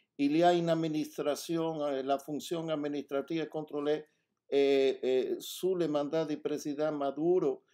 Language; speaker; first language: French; non-native, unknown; Spanish